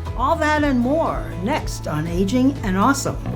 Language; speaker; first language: English; native; English